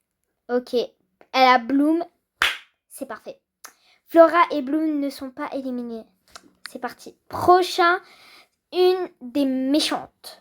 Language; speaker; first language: French; native; French